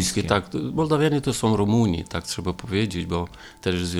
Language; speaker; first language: Polish; non-native, fluent; Romanian